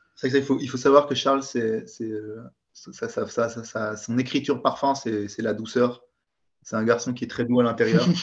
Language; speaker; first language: French; native; French